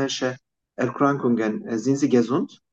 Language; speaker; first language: German; non-native, fluent; Turkish